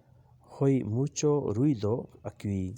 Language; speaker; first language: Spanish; non-native, learner; Urdu